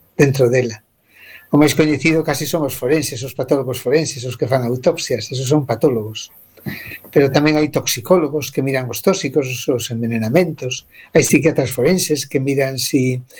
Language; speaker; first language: Galician; native; Galician